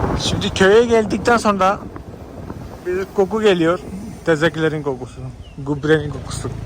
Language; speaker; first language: Turkish; non-native, fluent; Malayalam